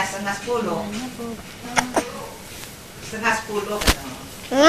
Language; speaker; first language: Indonesian; native; Indonesian